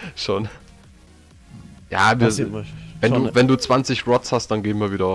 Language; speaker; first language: German; native; German